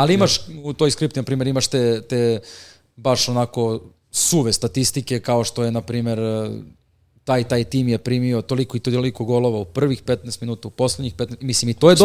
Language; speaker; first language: Serbian; native; Serbian